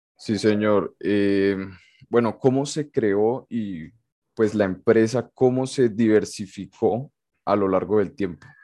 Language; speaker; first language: Spanish; native; Spanish